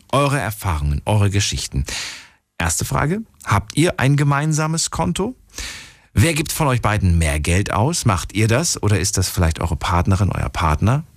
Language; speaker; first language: German; non-native, fluent; Slovak